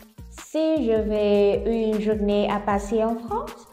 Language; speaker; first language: French; non-native, learner; Vietnamese